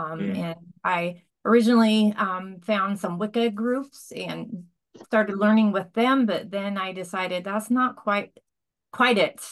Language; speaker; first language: English; native; English